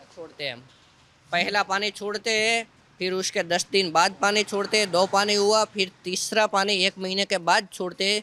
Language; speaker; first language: Hindi; non-native, local second language; Gujarati